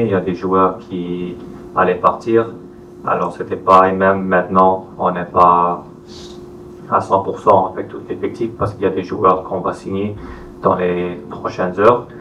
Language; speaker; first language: French; non-native, fluent; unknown